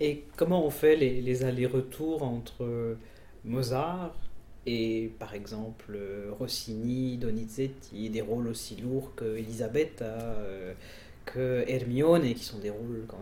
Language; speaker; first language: French; native; French